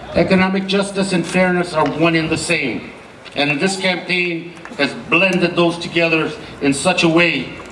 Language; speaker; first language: English; early bilingual, other home language; Spanish